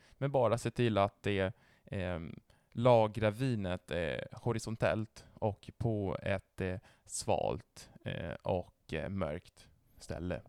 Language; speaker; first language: Swedish; non-native, fluent; Italian